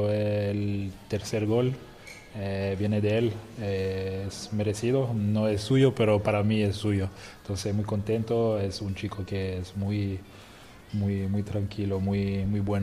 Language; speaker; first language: Spanish; non-native, fluent; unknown